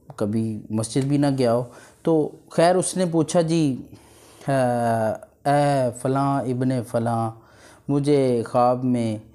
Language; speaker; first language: Urdu; non-native, local second language; Punjabi